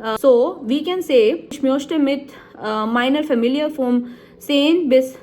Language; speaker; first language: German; non-native, learner; Punjabi